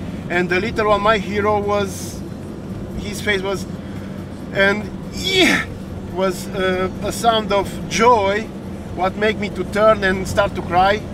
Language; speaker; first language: English; non-native, learner; Romanian